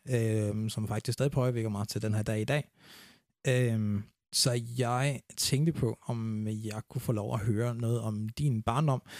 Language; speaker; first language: Danish; early bilingual, other home language; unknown